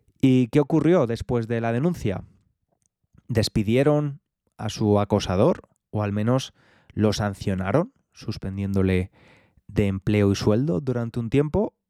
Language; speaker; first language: Spanish; native; Spanish